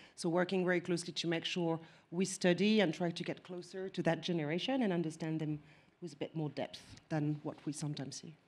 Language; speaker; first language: English; non-native, fluent; French